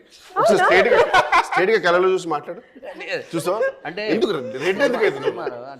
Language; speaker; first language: Telugu; native; Telugu